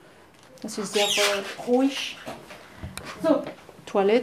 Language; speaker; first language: German; non-native, fluent; French